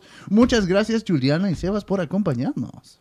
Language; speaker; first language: Spanish; native; Spanish